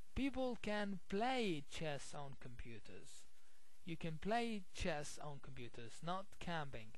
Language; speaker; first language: English; non-native, fluent; Arabic